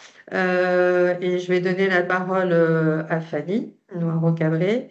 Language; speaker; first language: French; native; French